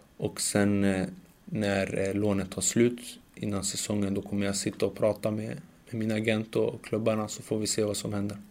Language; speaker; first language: Swedish; early bilingual, other home language; Macedonian